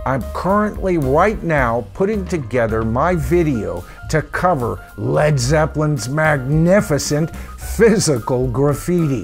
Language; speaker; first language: English; native; English